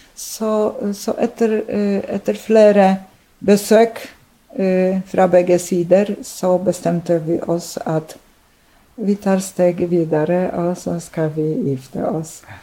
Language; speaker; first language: Norwegian; non-native, fluent; Polish